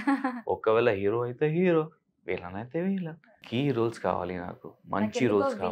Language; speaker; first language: Telugu; non-native, local second language; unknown